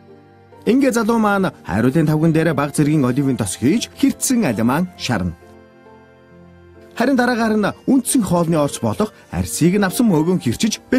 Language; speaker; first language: Mongolian; native; Mongolian